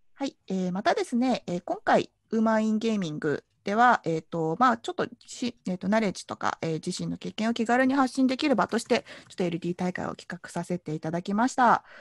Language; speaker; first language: Japanese; native; Japanese